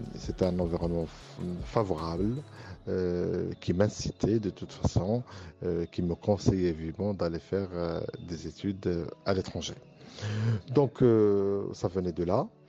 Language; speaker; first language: French; non-native, local second language; Arabic